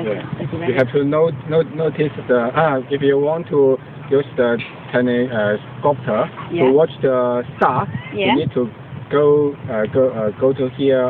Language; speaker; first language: English; non-native, learner; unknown